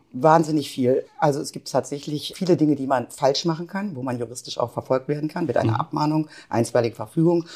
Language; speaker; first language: German; native; German